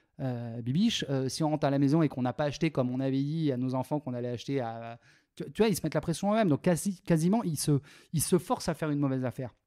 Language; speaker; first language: French; native; French